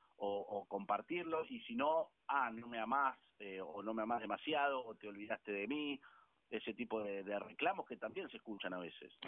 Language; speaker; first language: Spanish; native; Spanish